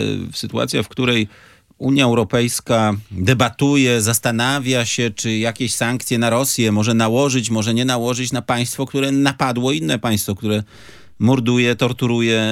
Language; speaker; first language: Polish; native; Polish